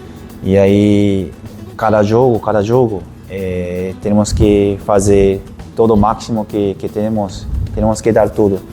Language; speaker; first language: Portuguese; non-native, learner; Japanese